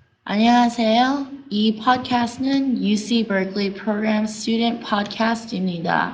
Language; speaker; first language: Korean; non-native, learner; English